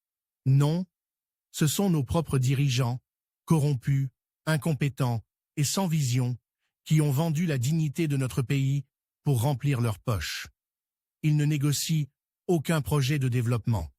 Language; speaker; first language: French; non-native, local second language; Haitian Creole